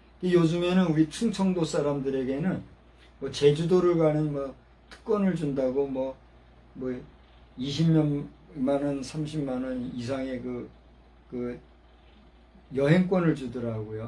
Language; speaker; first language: Korean; native; Korean